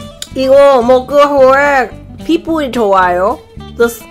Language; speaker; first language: Korean; non-native, learner; Cantonese